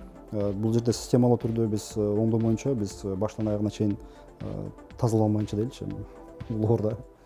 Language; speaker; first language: Kyrgyz; native; Kyrgyz